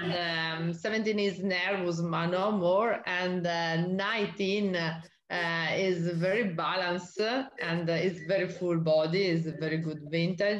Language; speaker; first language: English; non-native, learner; Italian